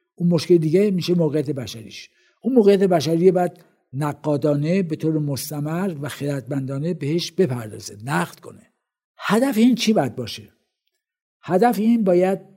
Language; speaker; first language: Persian; native; Persian